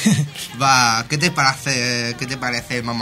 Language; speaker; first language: Spanish; non-native, fluent; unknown